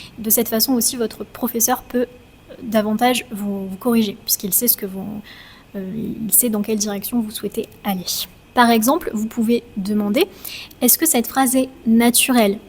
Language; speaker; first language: French; native; French